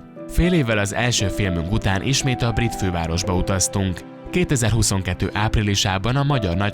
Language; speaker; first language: Hungarian; native; Hungarian